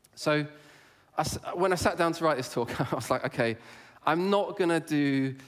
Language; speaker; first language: English; native; English